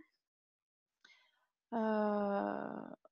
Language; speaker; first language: German; non-native, fluent; French